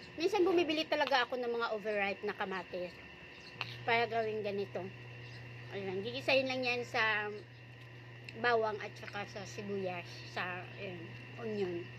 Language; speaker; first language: Filipino; non-native, local second language; Hiligaynon